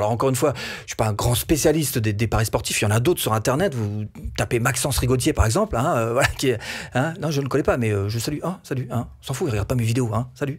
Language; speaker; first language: French; native; French